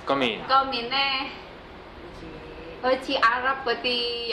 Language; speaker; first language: Chinese; non-native, learner; Indonesian